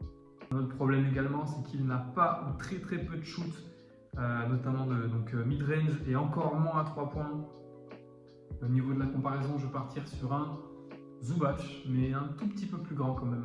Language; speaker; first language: French; native; French